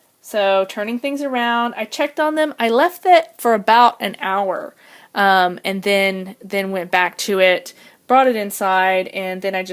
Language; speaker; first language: English; native; English